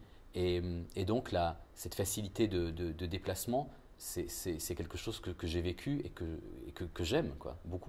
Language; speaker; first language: French; native; French